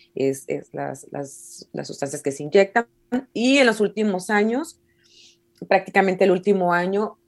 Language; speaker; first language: Spanish; native; Spanish